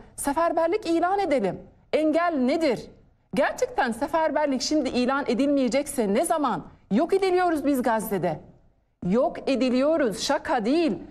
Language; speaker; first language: Turkish; non-native, fluent; Arabic